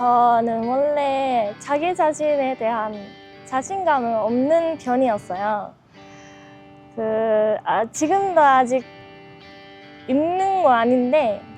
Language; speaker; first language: Korean; non-native, learner; Japanese